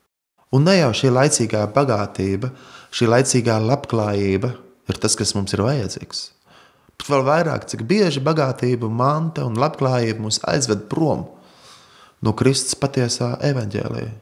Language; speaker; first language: Latvian; native; Latvian